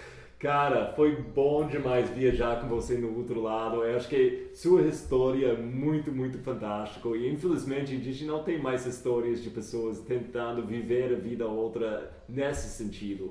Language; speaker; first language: Portuguese; non-native, fluent; English